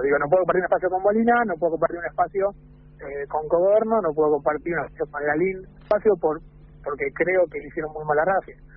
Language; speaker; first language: Spanish; native; Spanish